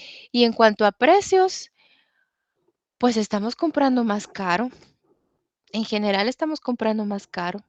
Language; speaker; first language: Spanish; native; Spanish